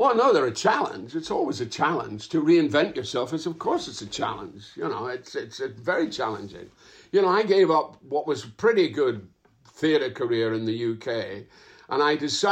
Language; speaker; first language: English; native; English